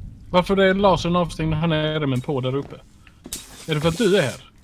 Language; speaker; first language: Swedish; native; Swedish